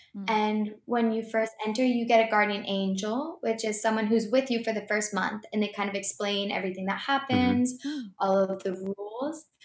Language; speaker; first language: English; native; English